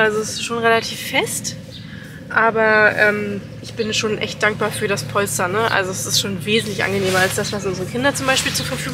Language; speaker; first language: German; native; German